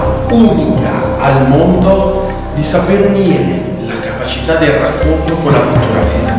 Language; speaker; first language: Italian; native; Italian